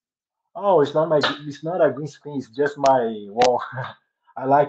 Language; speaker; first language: English; non-native, learner; Portuguese